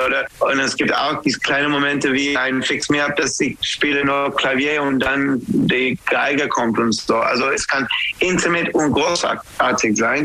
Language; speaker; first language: German; non-native, learner; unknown